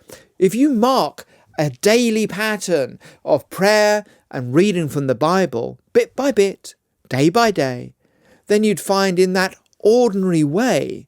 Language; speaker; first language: English; native; English